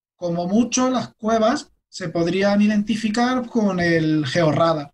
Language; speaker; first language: Spanish; native; Spanish